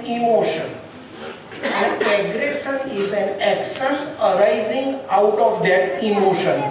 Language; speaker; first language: English; non-native, local second language; Gujarati